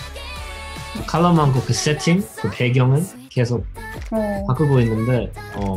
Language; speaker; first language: Korean; non-native, learner; English